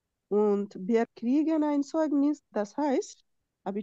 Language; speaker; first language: German; non-native, fluent; Bangla